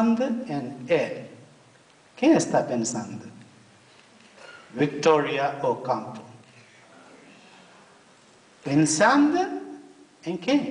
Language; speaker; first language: Spanish; non-native, fluent; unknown